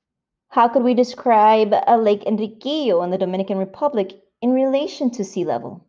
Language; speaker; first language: English; native; English